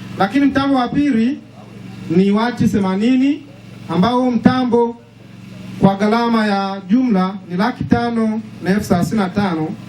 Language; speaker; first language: Swahili; native; Swahili